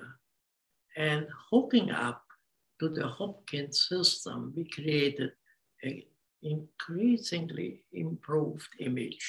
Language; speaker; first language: English; non-native, fluent; Hungarian